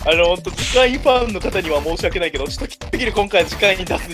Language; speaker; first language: Japanese; native; Japanese